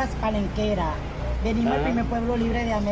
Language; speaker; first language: Spanish; native; Spanish